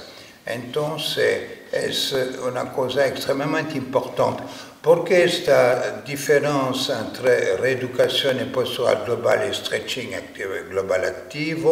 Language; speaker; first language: Spanish; non-native, fluent; French